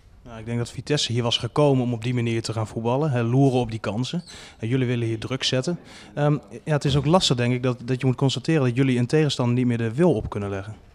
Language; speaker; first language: Dutch; native; Dutch